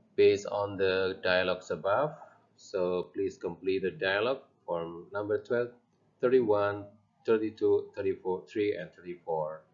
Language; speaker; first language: English; non-native, fluent; Indonesian